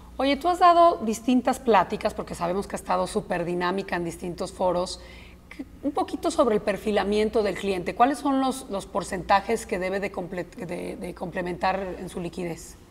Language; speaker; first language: Spanish; native; Spanish